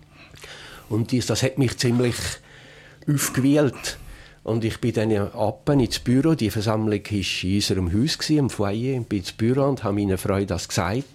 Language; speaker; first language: German; native; German